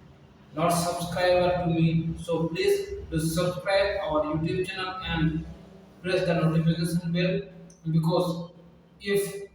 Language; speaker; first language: English; non-native, learner; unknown